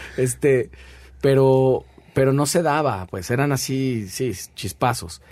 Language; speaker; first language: Spanish; native; Spanish